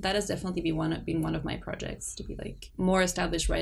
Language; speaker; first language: English; non-native, local second language; Afrikaans